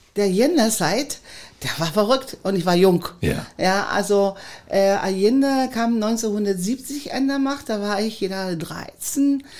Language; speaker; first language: German; non-native, fluent; Spanish